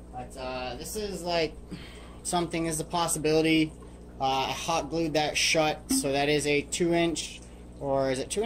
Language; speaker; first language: English; native; English